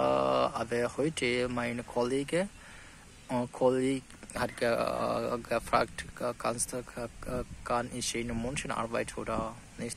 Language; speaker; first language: German; non-native, learner; Bangla